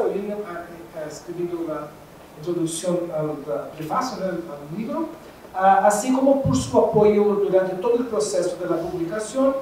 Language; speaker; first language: Spanish; non-native, fluent; Portuguese